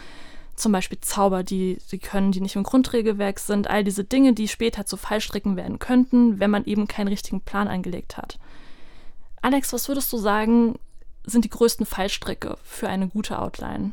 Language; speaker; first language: German; native; German